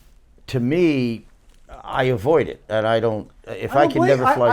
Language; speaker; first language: English; native; English